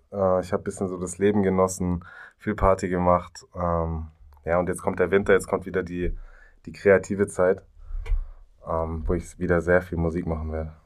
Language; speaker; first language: German; native; German